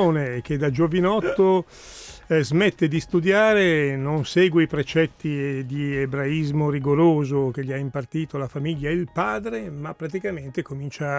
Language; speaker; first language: Italian; native; Italian